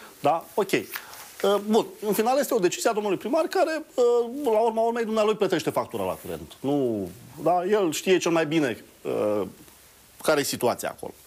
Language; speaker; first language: Romanian; native; Romanian